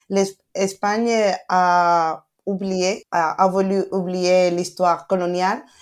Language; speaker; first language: French; non-native, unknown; Spanish